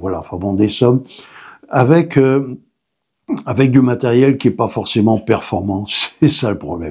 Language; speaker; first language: French; native; French